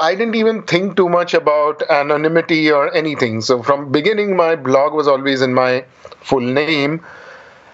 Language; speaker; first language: English; non-native, local second language; Marathi